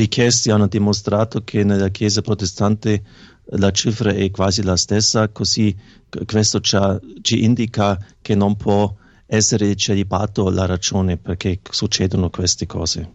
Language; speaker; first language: Italian; non-native, fluent; German